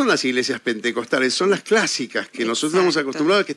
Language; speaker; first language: Spanish; native; Spanish